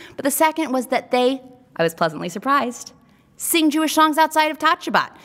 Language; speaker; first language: English; native; English